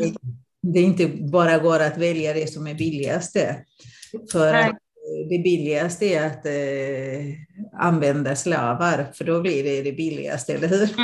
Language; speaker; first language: Swedish; non-native, fluent; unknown